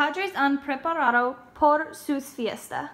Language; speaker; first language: Spanish; non-native, learner; English